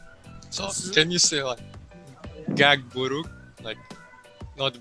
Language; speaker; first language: English; non-native, fluent; Russian